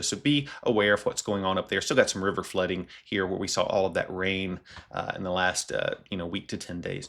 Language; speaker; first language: English; native; English